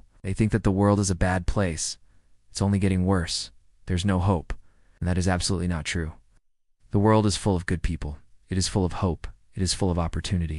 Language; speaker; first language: English; native; English